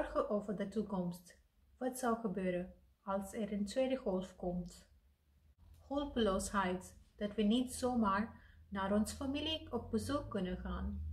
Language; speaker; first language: Dutch; non-native, fluent; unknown